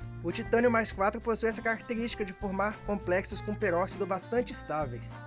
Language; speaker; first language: Portuguese; native; Portuguese